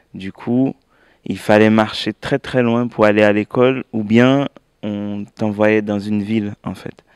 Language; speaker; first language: French; native; French